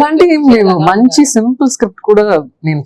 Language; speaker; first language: Telugu; non-native, learner; Tamil